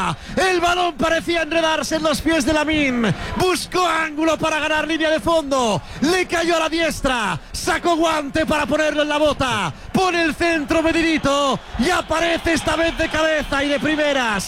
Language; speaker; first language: Spanish; native; Spanish